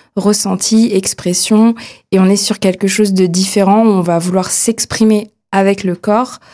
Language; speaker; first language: French; native; French